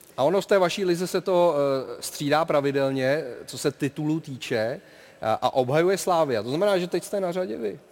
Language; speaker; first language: Czech; native; Czech